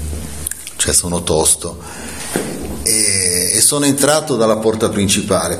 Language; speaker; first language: Italian; native; Italian